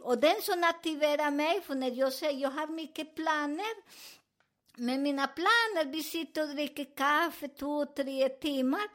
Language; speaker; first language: Swedish; non-native, fluent; Spanish